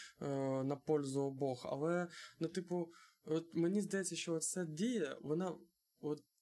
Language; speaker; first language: Ukrainian; non-native, local second language; Russian